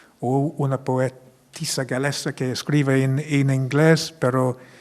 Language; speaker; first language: Spanish; non-native, fluent; English